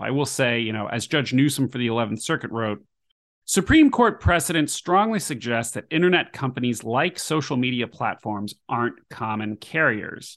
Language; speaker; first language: English; native; English